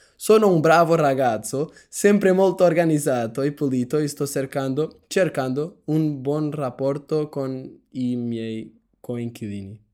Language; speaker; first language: Italian; non-native, learner; Portuguese